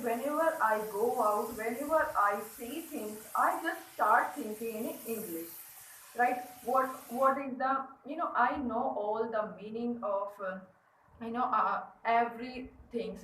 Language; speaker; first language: English; non-native, learner; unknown